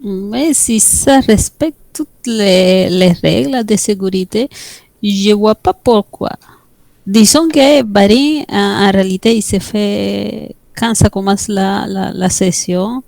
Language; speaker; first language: French; non-native, fluent; Spanish